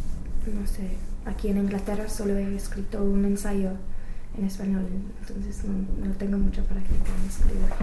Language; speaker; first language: Spanish; non-native, learner; English